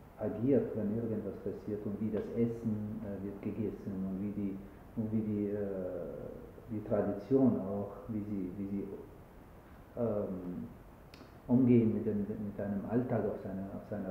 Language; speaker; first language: German; non-native, learner; Arabic